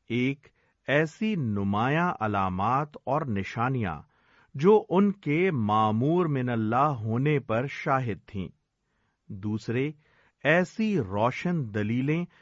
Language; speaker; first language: Urdu; native; Urdu